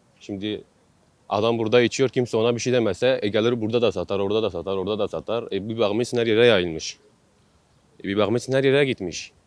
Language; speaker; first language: Turkish; non-native, local second language; Kurdish